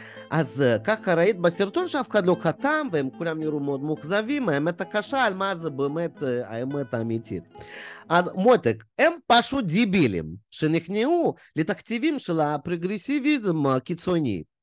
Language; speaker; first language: Hebrew; non-native, fluent; Russian